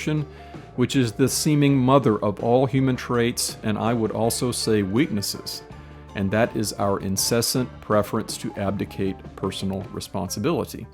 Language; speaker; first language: English; native; English